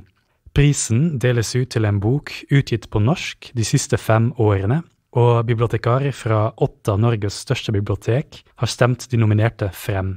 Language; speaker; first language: Norwegian; native; Norwegian